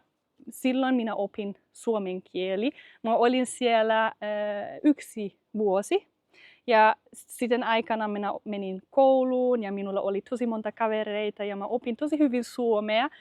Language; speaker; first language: Finnish; non-native, fluent; German